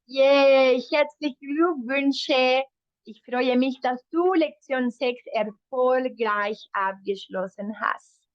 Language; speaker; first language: German; non-native, fluent; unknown